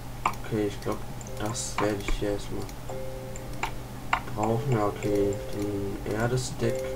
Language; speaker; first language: German; native; German